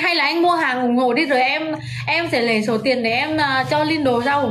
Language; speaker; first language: Vietnamese; native; Vietnamese